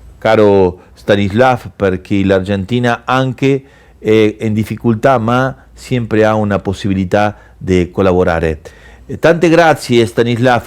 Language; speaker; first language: Italian; non-native, local second language; Spanish